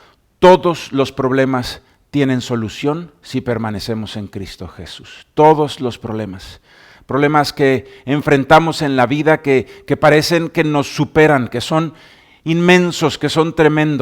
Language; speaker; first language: Spanish; native; Spanish